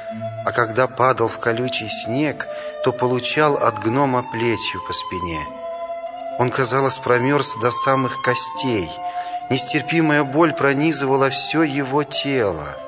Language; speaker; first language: Russian; native; Russian